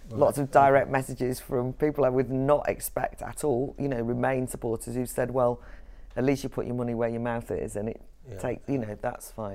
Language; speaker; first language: English; native; English